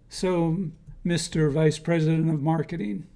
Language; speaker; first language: English; native; English